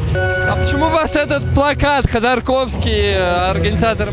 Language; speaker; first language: Russian; native; Russian